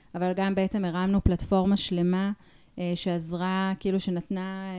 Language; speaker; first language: Hebrew; native; Hebrew